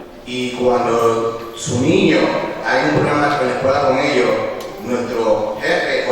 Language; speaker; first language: Spanish; early bilingual, heritage; Spanish